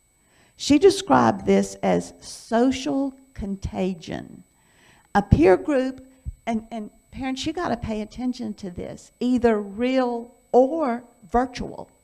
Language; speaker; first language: English; native; English